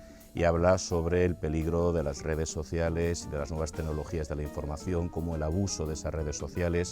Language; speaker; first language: Spanish; native; Spanish